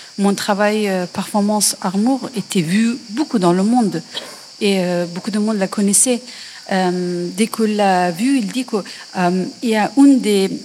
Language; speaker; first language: French; non-native, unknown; Persian